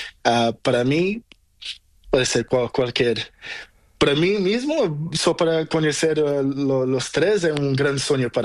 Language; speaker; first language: Spanish; non-native, learner; Portuguese